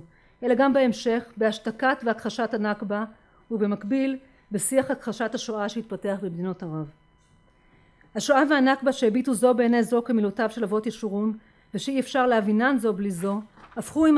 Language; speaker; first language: Hebrew; native; Hebrew